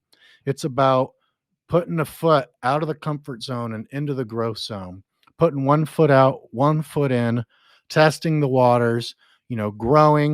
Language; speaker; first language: English; native; English